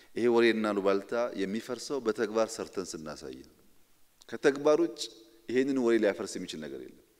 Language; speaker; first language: Amharic; non-native, local second language; Oromo